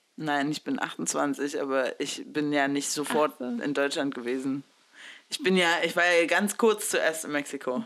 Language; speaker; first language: German; early bilingual, other home language; Spanish